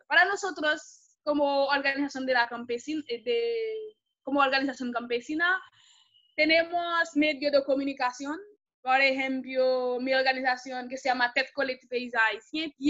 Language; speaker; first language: Spanish; non-native, fluent; Haitian Creole